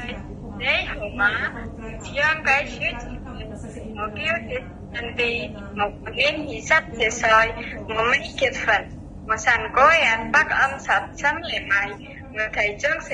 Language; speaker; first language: Cantonese; non-native, learner; Indonesian